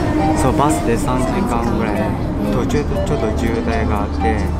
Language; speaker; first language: Japanese; non-native, fluent; Chinese